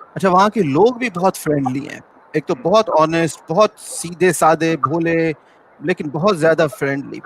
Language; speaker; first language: Urdu; non-native, local second language; Sindhi